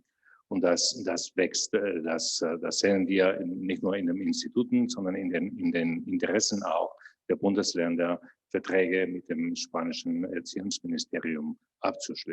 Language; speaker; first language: German; non-native, fluent; Spanish